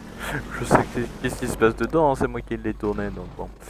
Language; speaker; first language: French; native; French